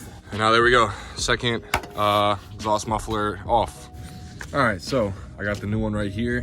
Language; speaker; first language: English; native; English